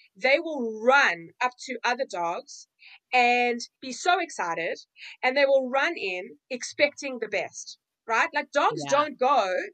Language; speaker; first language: English; native; English